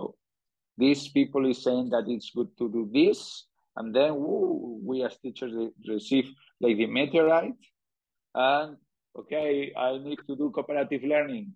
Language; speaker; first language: English; non-native, fluent; Spanish